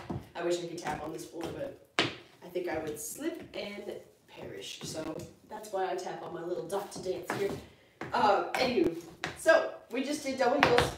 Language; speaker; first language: English; native; English